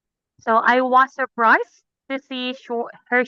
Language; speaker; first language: English; non-native, fluent; Cebuano